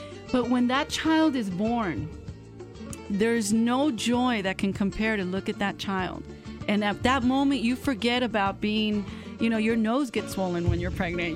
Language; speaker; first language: English; early bilingual, other home language; Spanish